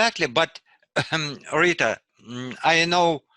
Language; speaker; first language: English; non-native, learner; Russian